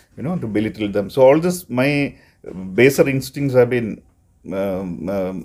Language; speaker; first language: English; non-native, local second language; Malayalam